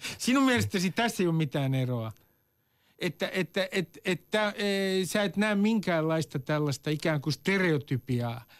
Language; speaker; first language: Finnish; native; Finnish